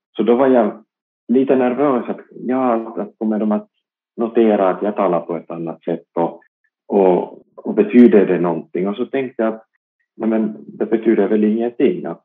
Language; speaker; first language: Swedish; non-native, local second language; Finnish